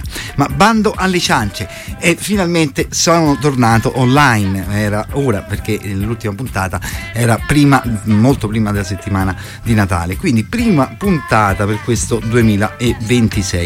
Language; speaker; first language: Italian; native; Italian